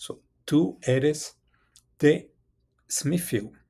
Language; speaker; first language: Spanish; non-native, fluent; English